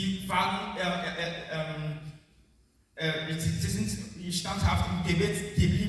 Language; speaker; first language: German; non-native, learner; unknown